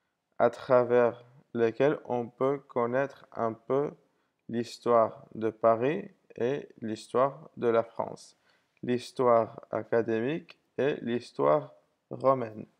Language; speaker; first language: French; non-native, fluent; English